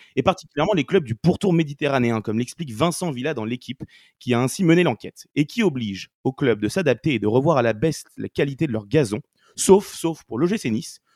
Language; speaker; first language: French; native; French